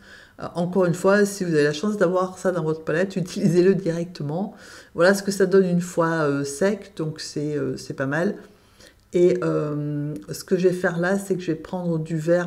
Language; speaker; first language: French; native; French